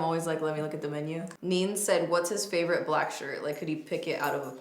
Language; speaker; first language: English; native; English